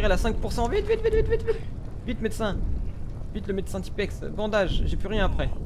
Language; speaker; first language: French; native; French